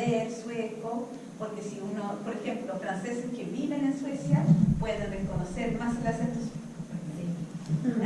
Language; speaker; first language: Spanish; non-native, fluent; Swedish